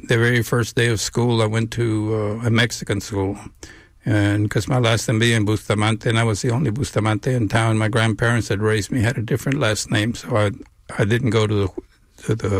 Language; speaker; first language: English; non-native, local second language; Spanish